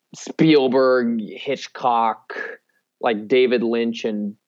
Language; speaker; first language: English; native; English